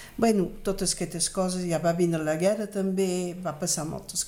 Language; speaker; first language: Catalan; early bilingual, heritage; Catalan